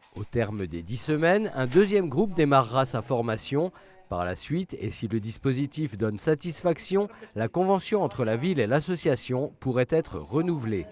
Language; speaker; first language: French; native; French